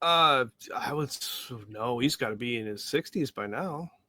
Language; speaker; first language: English; native; English